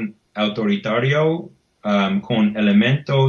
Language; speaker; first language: Spanish; non-native, fluent; English